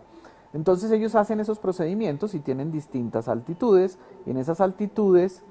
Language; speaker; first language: Spanish; native; Spanish